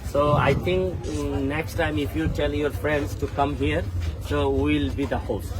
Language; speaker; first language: English; non-native, local second language; Bangla